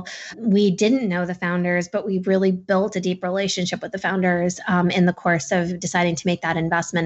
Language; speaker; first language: English; non-native, local second language; Urdu